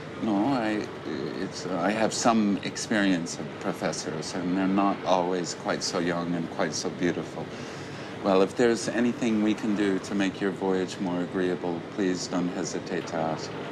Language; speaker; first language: English; native; English